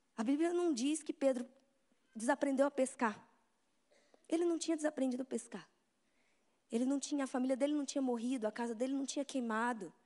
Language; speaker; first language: Portuguese; native; Portuguese